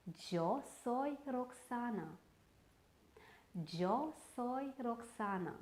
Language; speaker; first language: Spanish; non-native, fluent; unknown